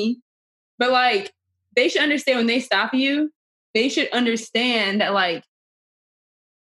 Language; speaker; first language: English; native; English